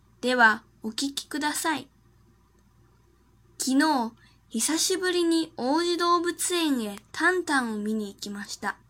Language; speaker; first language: Japanese; non-native, fluent; Chinese